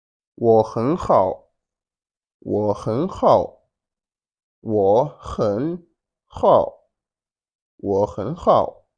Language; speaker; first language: Chinese; non-native, fluent; Wolof